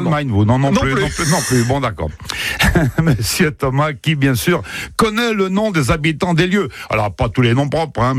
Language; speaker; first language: French; native; French